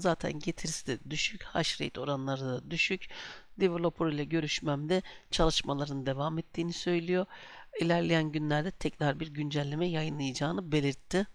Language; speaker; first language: Turkish; native; Turkish